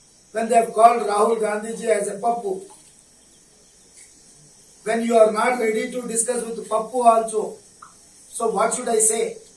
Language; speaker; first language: English; non-native, local second language; Telugu